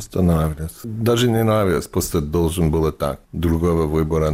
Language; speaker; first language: Russian; non-native, fluent; English